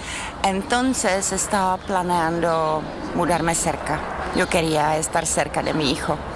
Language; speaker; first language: Spanish; non-native, fluent; Czech